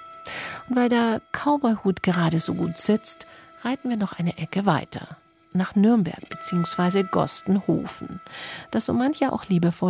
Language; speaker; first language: German; native; German